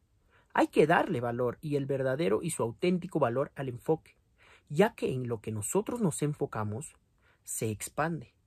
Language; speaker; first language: Spanish; native; Spanish